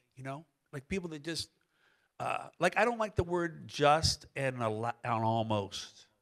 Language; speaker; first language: English; native; English